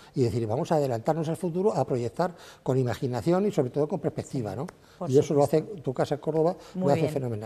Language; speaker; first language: Spanish; native; Spanish